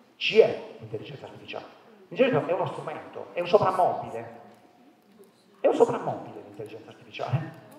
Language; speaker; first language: Italian; native; Italian